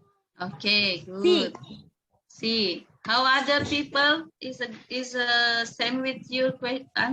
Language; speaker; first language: English; non-native, local second language; Indonesian